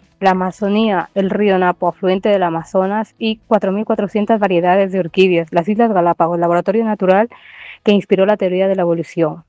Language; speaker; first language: Spanish; native; Spanish